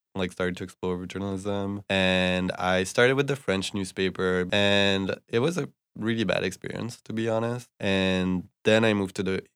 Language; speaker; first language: English; non-native, fluent; French